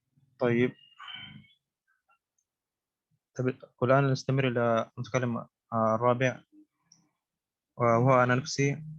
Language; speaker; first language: Arabic; non-native, learner; Indonesian